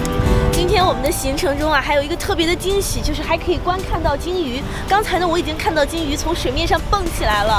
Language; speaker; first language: Chinese; native; Chinese